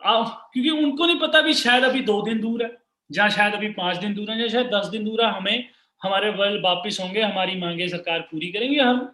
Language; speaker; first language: Hindi; non-native, local second language; Punjabi